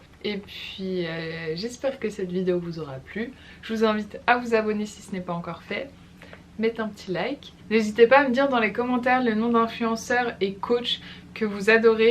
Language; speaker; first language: French; native; French